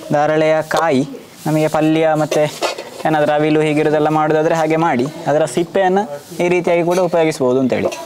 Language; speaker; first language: Kannada; non-native, local second language; Tulu